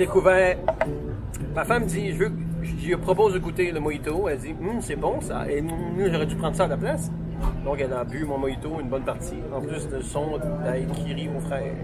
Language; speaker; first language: French; native; French